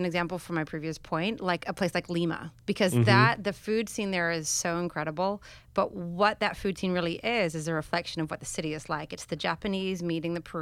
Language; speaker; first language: English; native; English